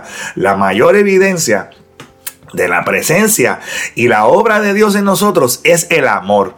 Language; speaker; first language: Spanish; native; Spanish